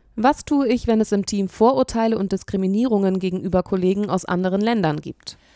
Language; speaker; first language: German; native; German